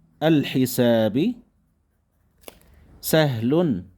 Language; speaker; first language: Arabic; non-native, fluent; Indonesian